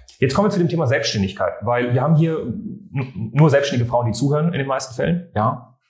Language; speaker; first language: German; non-native, fluent; French